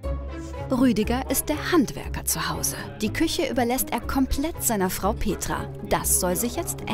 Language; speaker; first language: German; native; German